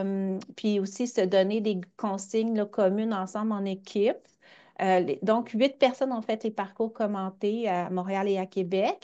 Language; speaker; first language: French; native; French